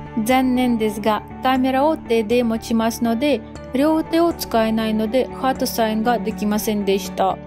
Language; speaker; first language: Japanese; non-native, fluent; Russian